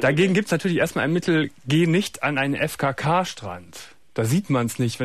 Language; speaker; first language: German; native; German